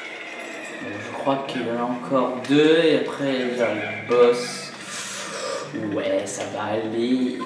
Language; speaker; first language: French; native; French